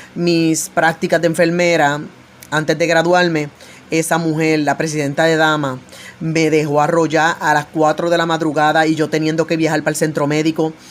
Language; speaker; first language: Spanish; native; Spanish